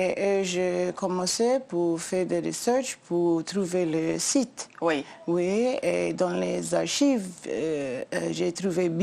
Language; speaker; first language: French; non-native, learner; English